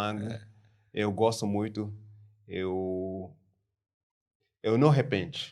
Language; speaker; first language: Portuguese; non-native, learner; French